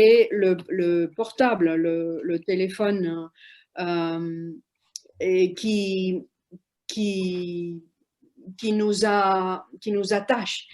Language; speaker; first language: French; non-native, fluent; Spanish